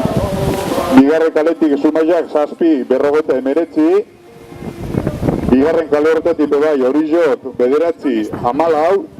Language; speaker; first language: Basque; native; Basque